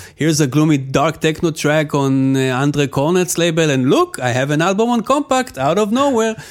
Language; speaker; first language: English; non-native, fluent; Hebrew